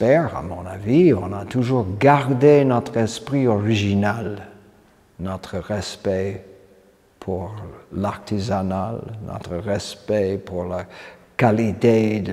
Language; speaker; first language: French; non-native, fluent; English